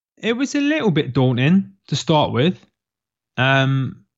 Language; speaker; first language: English; native; English